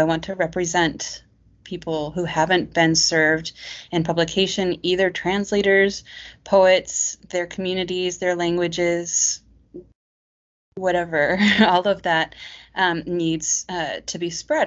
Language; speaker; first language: English; native; English